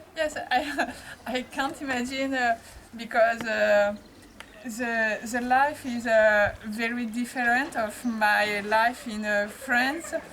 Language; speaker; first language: English; non-native, learner; French